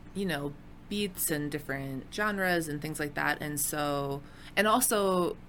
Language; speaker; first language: English; native; English